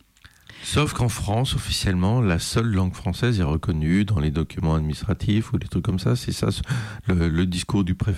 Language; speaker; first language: French; native; French